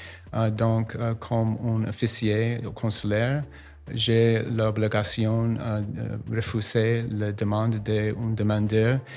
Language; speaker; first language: French; non-native, learner; English